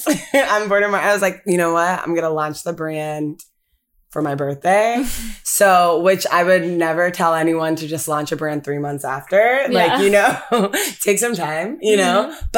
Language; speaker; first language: English; early bilingual, other home language; Akan